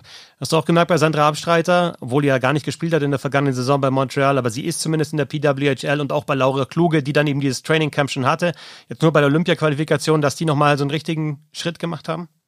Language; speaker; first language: German; native; German